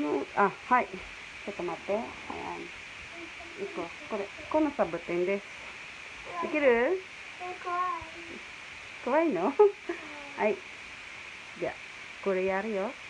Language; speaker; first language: Japanese; non-native, fluent; Filipino